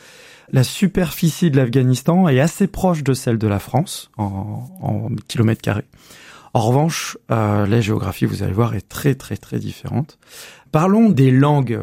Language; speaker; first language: French; native; French